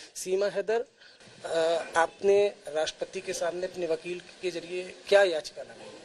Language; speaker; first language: Hindi; native; Hindi